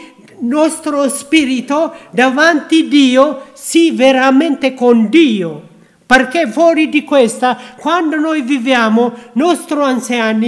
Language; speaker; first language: Italian; non-native, learner; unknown